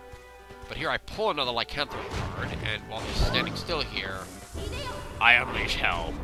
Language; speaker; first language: English; native; English